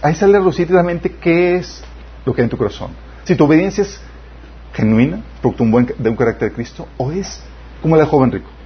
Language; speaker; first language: Spanish; native; Spanish